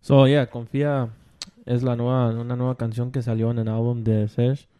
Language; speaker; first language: Spanish; early bilingual, other home language; English